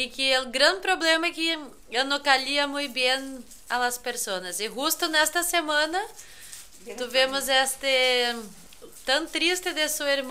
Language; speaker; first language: Spanish; non-native, fluent; Portuguese